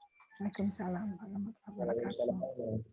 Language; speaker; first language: Indonesian; native; Indonesian